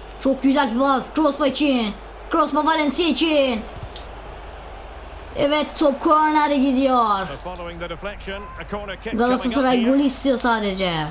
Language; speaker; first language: Turkish; non-native, learner; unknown